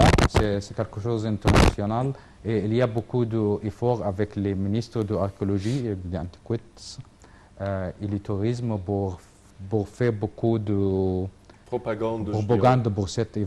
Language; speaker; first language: French; non-native, learner; Arabic